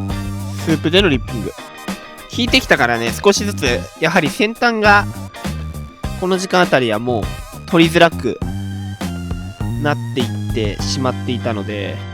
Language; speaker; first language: Japanese; native; Japanese